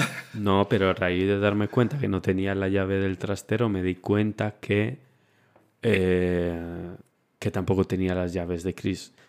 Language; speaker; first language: Spanish; early bilingual, other home language; Romanian